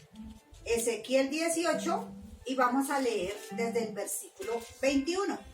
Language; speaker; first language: Spanish; native; Spanish